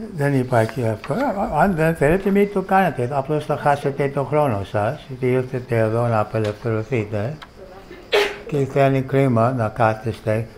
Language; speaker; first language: Greek; non-native, fluent; English